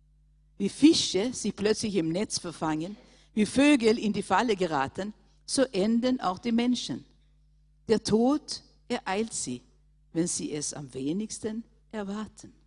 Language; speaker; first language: German; non-native, fluent; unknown